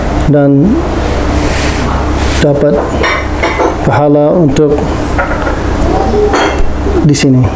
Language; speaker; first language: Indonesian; non-native, learner; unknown